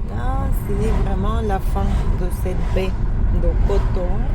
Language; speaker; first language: French; non-native, fluent; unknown